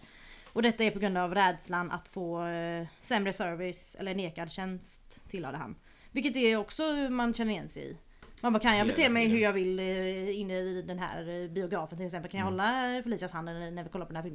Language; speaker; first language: Swedish; native; Swedish